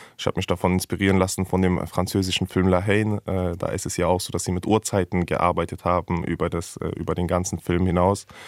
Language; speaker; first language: German; early bilingual, other home language; Persian